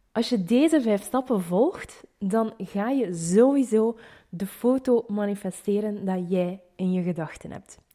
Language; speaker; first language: Dutch; native; Dutch